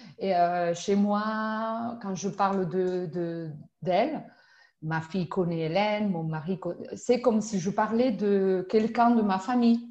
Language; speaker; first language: French; non-native, fluent; Spanish